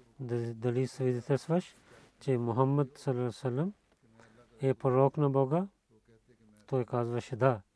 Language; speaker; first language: Bulgarian; non-native, learner; Urdu